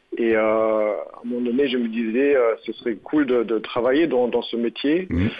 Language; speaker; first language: French; non-native, fluent; German